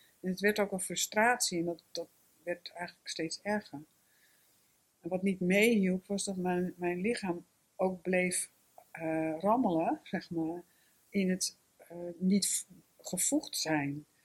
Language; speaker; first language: Dutch; native; Dutch